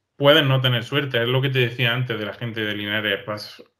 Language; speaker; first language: Spanish; native; Spanish